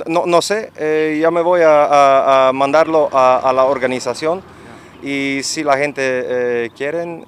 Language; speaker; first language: Spanish; non-native, fluent; Dutch